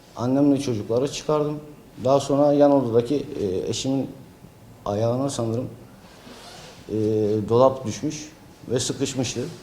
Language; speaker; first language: Turkish; native; Turkish